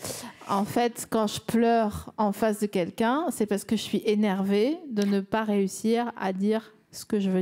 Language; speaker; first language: French; native; French